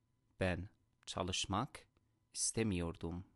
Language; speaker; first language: Turkish; non-native, fluent; Persian